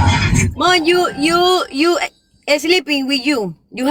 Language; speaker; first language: English; non-native, learner; Spanish